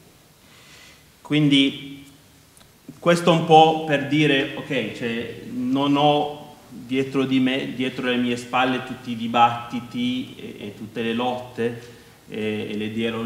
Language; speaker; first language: Italian; non-native, fluent; Maltese